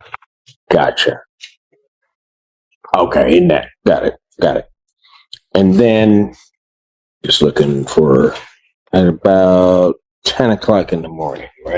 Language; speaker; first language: English; native; English